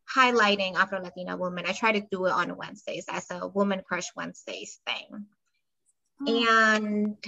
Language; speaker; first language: English; non-native, fluent; Spanish